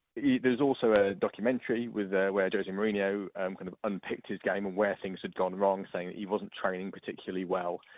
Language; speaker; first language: English; native; English